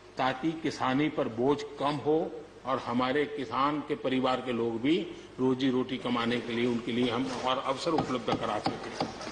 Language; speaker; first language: Hindi; non-native, local second language; Gujarati